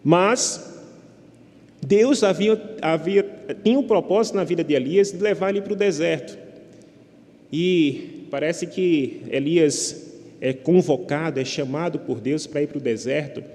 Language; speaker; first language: Portuguese; native; Portuguese